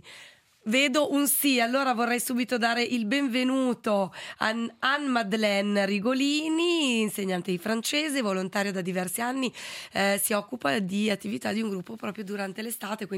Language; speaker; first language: Italian; native; Italian